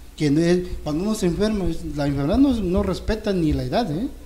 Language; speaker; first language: Spanish; non-native, local second language; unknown